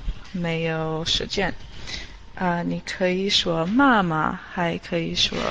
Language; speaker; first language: Chinese; non-native, learner; English